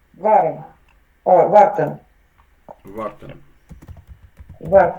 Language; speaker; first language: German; non-native, learner; Ukrainian